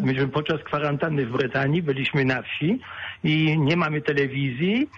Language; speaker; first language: Polish; early bilingual, other home language; French